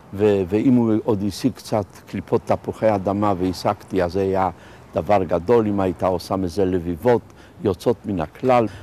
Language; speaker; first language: Hebrew; non-native, fluent; Polish